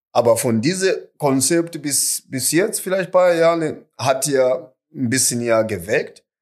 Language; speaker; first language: German; non-native, fluent; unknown